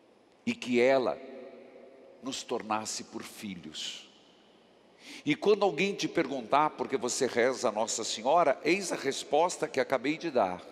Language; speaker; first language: Portuguese; native; Portuguese